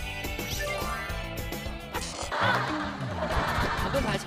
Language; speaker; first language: Chinese; native; Chinese